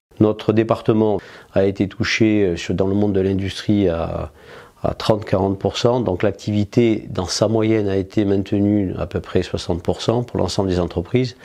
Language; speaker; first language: French; native; French